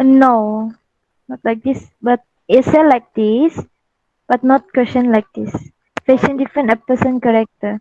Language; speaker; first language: English; non-native, learner; Malay